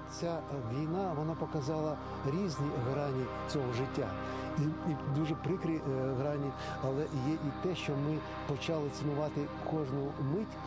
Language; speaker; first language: Ukrainian; native; Ukrainian